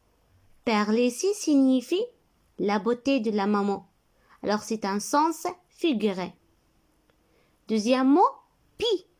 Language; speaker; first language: French; non-native, local second language; Arabic